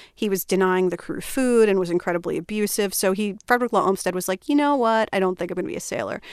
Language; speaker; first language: English; native; English